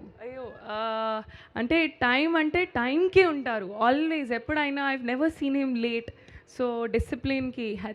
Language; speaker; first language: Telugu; non-native, local second language; Hindi